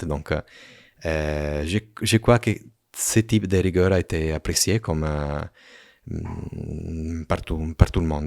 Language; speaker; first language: French; non-native, fluent; Italian